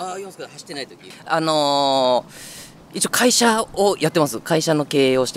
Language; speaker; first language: Japanese; native; Japanese